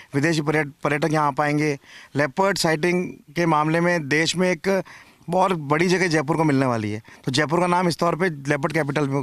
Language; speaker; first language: Hindi; native; Hindi